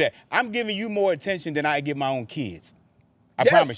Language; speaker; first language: English; native; English